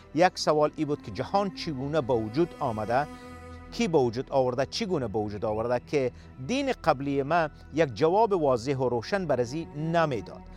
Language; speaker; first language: Persian; native; Persian